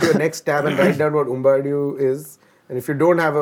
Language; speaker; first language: English; non-native, local second language; Malayalam